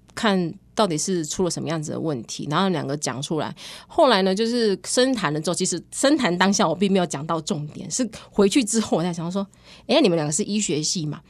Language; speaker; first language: Chinese; native; Chinese